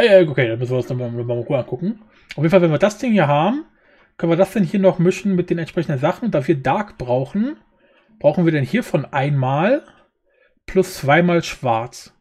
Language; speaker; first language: German; native; German